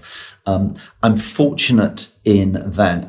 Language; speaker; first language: English; native; English